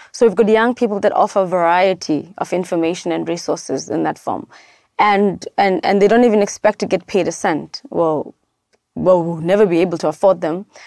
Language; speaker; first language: English; non-native, local second language; Xhosa